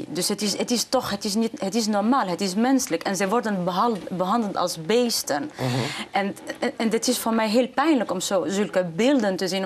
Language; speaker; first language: Dutch; non-native, fluent; Arabic